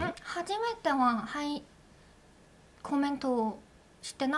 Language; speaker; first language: Japanese; non-native, learner; Korean